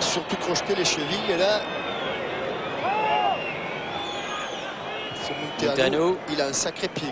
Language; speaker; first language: French; native; French